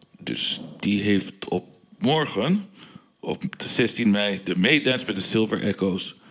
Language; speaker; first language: Dutch; early bilingual, heritage; Dutch